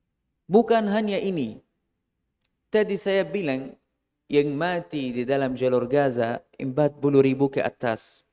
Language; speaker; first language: Indonesian; non-native, fluent; Arabic